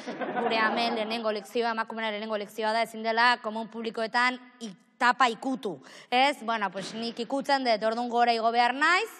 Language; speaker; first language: Basque; native; Basque